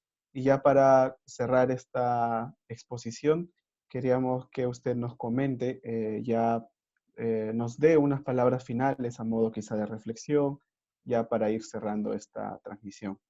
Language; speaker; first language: Spanish; native; Spanish